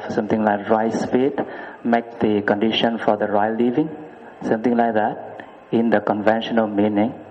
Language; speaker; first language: English; non-native, learner; Vietnamese